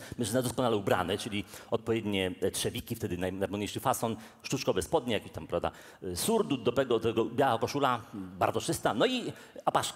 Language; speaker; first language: Polish; native; Polish